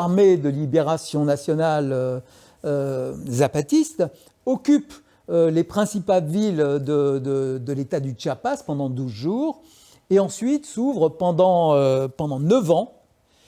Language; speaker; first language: French; native; French